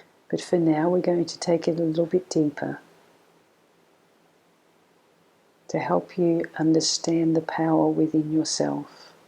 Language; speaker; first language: English; native; English